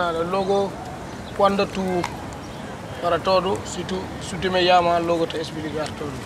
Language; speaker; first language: Spanish; non-native, learner; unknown